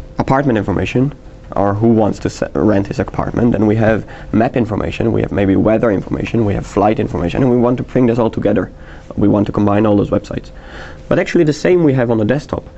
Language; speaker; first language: English; non-native, fluent; Dutch